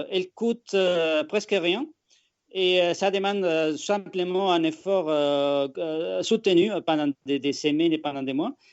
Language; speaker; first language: French; non-native, fluent; Spanish